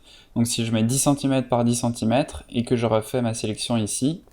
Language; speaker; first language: French; native; French